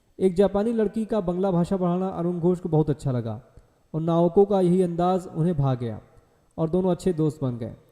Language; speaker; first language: Hindi; native; Hindi